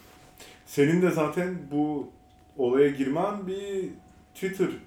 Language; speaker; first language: Turkish; native; Turkish